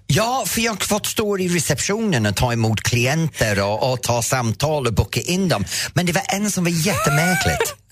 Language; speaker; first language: Swedish; non-native, fluent; English